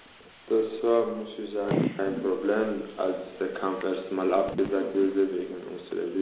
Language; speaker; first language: German; early bilingual, other home language; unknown